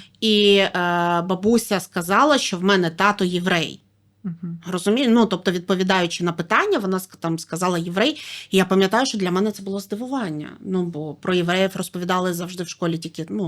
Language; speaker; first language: Ukrainian; native; Ukrainian